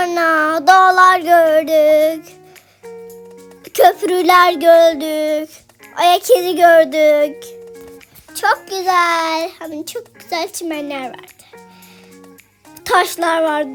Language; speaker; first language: Turkish; early bilingual, heritage; Turkish